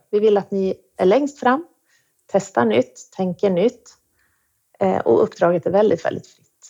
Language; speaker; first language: Swedish; native; Swedish